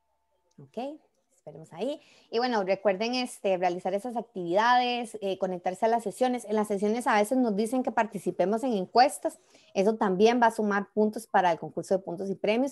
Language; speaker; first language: Spanish; native; Spanish